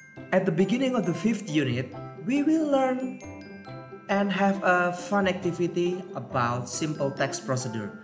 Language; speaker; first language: English; non-native, fluent; Indonesian